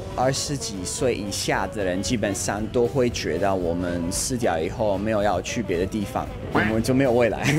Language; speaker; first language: Chinese; non-native, fluent; Italian